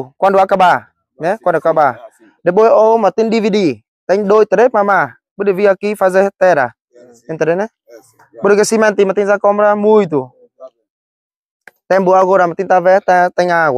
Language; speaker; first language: Portuguese; non-native, learner; Vietnamese